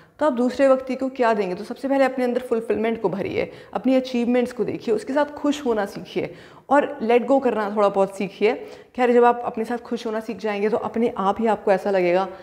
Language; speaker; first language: Hindi; native; Hindi